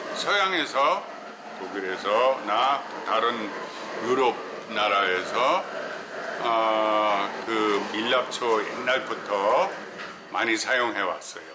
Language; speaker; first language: Korean; non-native, fluent; German